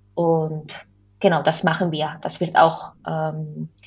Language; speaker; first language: German; non-native, fluent; Spanish